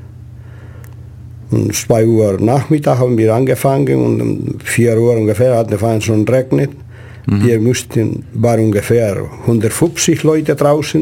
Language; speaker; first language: German; non-native, learner; Spanish